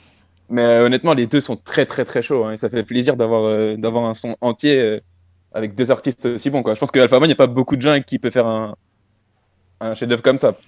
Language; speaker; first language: French; native; French